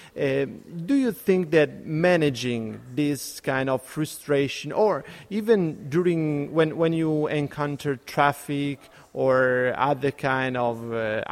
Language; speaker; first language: English; non-native, fluent; Italian